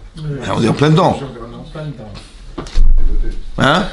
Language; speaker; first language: French; native; French